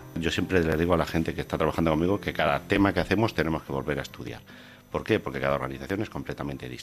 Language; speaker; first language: Spanish; native; Spanish